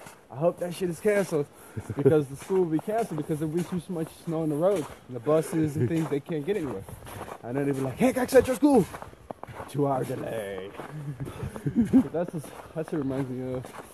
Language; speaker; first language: English; early bilingual, other home language; Portuguese